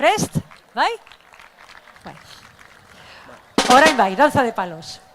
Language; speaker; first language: Basque; native; Basque